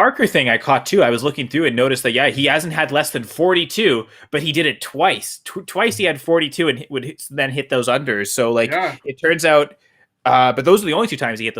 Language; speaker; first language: English; native; English